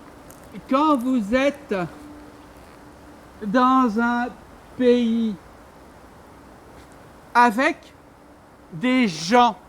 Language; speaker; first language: French; non-native, learner; Armenian